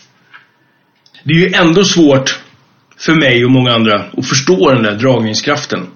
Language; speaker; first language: Swedish; native; Swedish